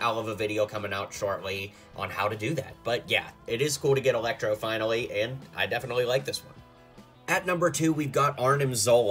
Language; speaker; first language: English; native; English